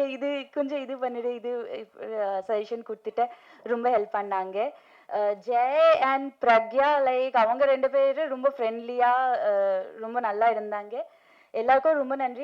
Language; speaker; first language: Tamil; non-native, fluent; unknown